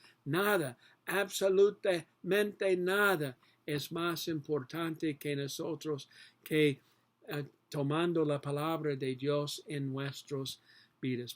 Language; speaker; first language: Spanish; non-native, learner; English